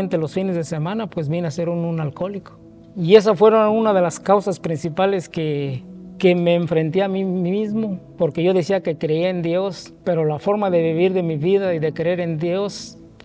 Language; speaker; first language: Spanish; native; Spanish